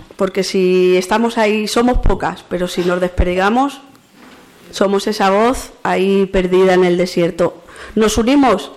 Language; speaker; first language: Spanish; native; Spanish